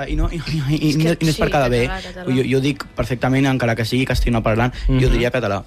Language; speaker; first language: Catalan; non-native, local second language; Spanish